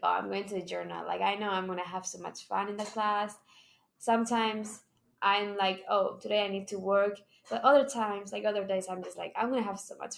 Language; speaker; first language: English; non-native, fluent; Spanish